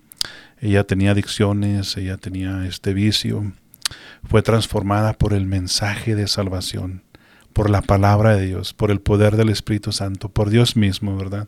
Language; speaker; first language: Spanish; native; Spanish